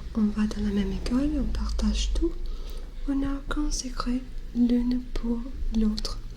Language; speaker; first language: French; non-native, learner; English